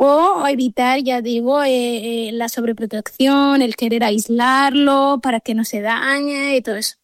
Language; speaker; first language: Spanish; non-native, local second language; Arabic